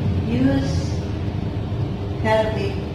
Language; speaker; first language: English; non-native, learner; Indonesian